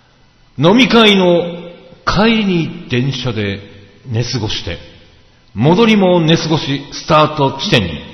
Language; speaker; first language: Japanese; native; Japanese